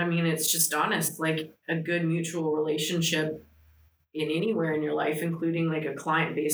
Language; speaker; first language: English; early bilingual, other home language; Greek